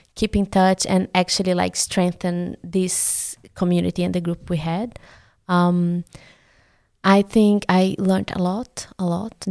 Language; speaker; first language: English; non-native, fluent; Portuguese